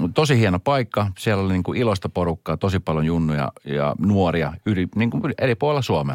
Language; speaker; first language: Finnish; early bilingual, other home language; Swedish